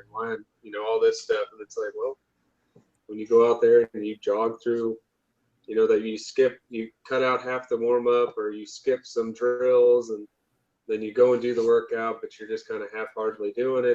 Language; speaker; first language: English; native; English